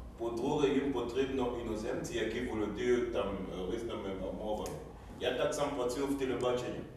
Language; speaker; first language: Polish; non-native, learner; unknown